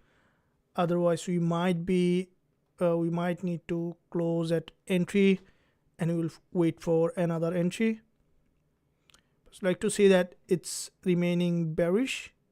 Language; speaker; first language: English; non-native, fluent; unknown